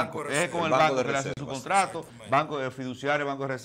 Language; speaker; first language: Spanish; native; Spanish